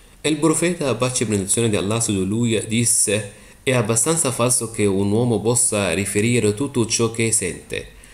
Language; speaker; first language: Italian; non-native, fluent; Arabic